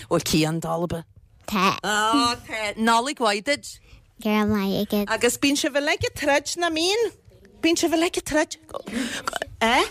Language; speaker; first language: Irish; native; Irish